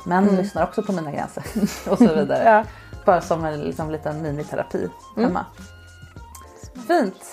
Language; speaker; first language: Swedish; native; Swedish